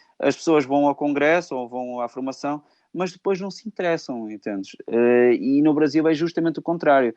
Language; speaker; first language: Portuguese; native; Portuguese